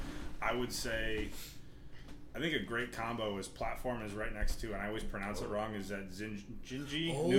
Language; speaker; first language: English; native; English